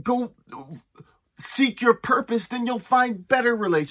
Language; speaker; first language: English; native; English